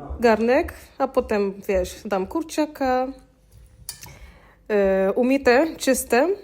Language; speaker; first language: Polish; non-native, learner; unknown